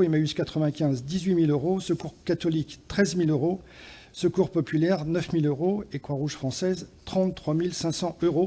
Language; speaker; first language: French; native; French